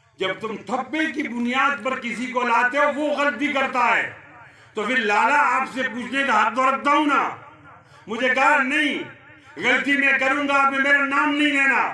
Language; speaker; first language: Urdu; non-native, local second language; Pashto